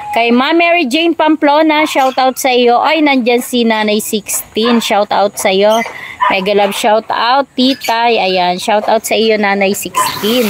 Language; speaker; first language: Filipino; non-native, local second language; Bikol